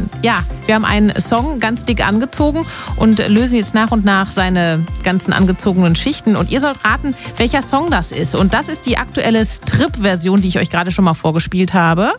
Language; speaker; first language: German; native; German